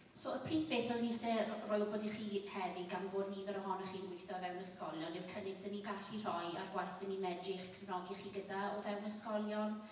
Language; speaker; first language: Welsh; non-native, local second language; English